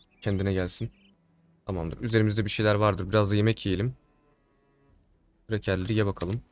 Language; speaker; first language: Turkish; native; Turkish